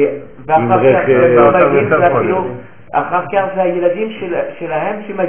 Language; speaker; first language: Hebrew; non-native, fluent; French